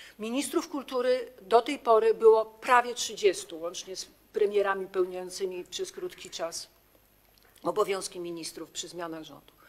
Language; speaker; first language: Polish; native; Polish